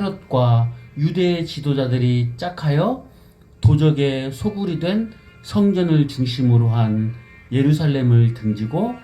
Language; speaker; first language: Korean; native; Korean